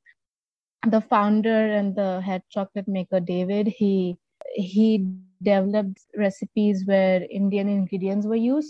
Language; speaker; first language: English; non-native, local second language; Marathi